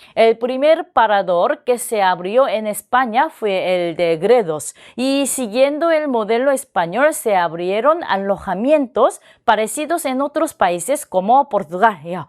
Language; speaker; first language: Spanish; non-native, fluent; Korean